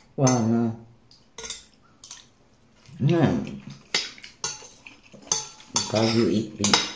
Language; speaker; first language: English; non-native, learner; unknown